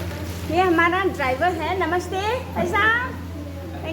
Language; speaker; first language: Hindi; non-native, local second language; Tibetan